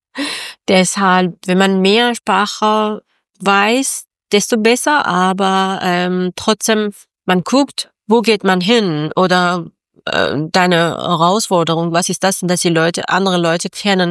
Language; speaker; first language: German; non-native, learner; Persian